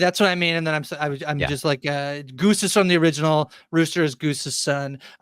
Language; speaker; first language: English; native; English